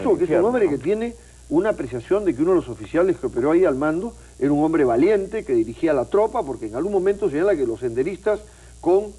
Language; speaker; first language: Spanish; native; Spanish